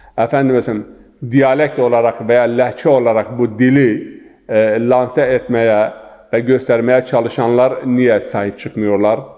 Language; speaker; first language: Turkish; non-native, local second language; Zaza